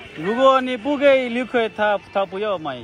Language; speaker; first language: Chinese; non-native, learner; Bangla